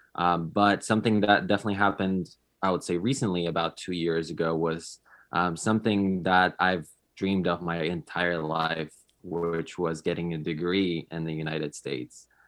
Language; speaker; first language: English; non-native, fluent; Polish